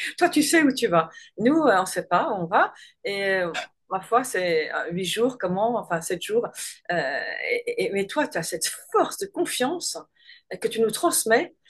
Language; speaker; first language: French; native; French